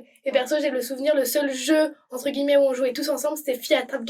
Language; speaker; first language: French; native; French